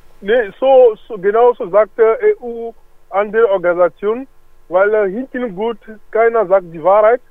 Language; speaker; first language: German; non-native, learner; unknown